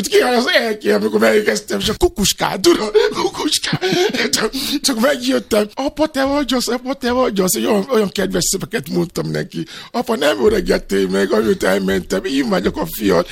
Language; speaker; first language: Hungarian; non-native, learner; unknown